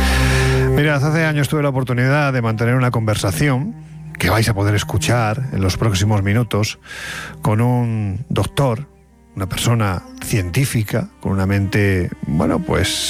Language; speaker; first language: Spanish; native; Spanish